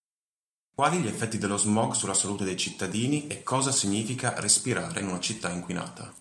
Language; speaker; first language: Italian; native; Italian